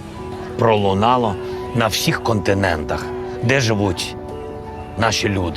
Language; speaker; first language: Ukrainian; non-native, local second language; Russian